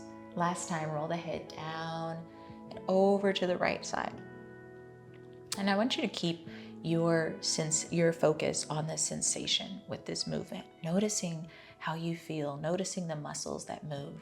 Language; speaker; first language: English; native; English